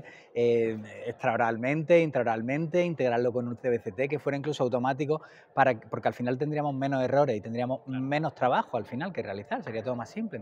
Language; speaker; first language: Spanish; native; Spanish